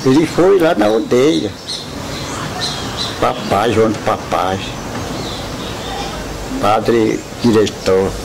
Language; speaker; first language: Portuguese; non-native, local second language; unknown